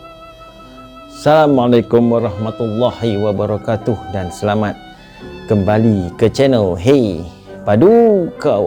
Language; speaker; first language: Malay; native; Malay